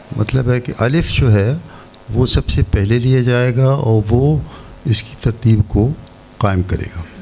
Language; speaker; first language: Urdu; native; Urdu